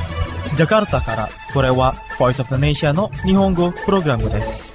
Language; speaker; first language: Japanese; non-native, fluent; Indonesian